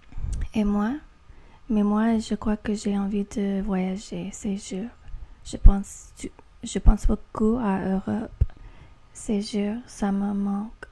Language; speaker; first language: French; non-native, learner; English